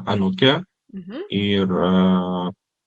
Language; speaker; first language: Lithuanian; non-native, learner; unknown